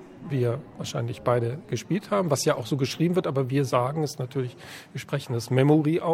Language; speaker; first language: German; native; German